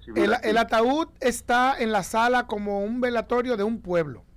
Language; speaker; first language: Spanish; native; Spanish